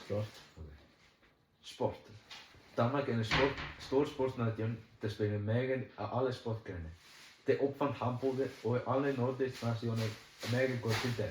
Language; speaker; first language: Danish; non-native, learner; Icelandic